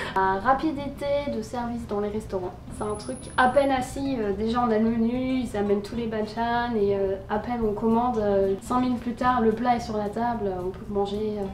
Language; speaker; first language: French; native; French